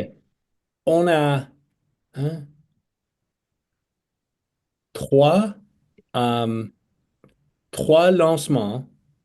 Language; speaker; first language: French; non-native, fluent; English